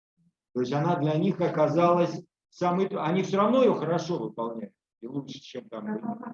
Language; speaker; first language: Russian; native; Russian